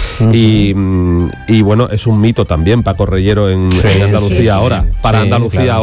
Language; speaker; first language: Spanish; native; Spanish